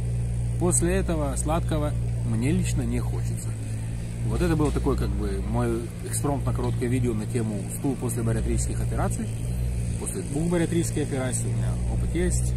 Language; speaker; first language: Russian; native; Russian